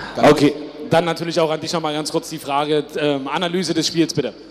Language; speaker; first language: German; native; German